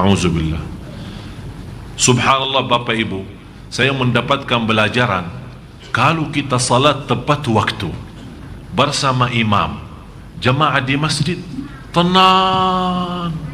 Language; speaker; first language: Indonesian; non-native, fluent; Arabic